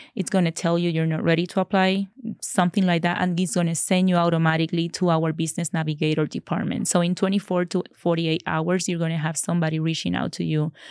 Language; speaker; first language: English; non-native, fluent; Spanish